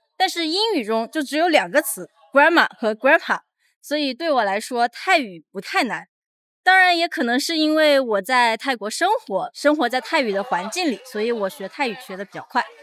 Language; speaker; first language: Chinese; native; Chinese